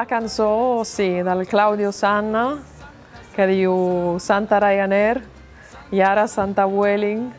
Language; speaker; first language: Catalan; non-native, local second language; German